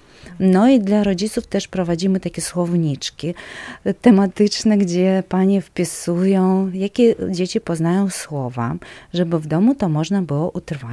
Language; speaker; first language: Polish; non-native, local second language; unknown